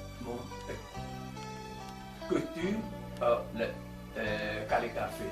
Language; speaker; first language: French; non-native, learner; Chinese